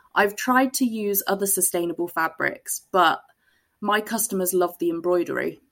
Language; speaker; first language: English; native; English